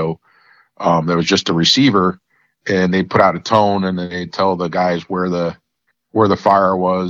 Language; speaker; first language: English; native; English